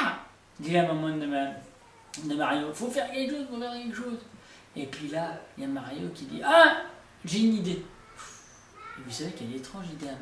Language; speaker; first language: French; native; French